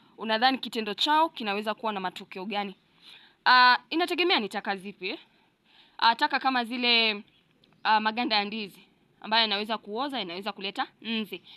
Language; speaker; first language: Swahili; non-native, local second language; Gusii